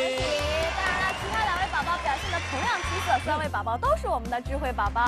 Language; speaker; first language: Chinese; native; Chinese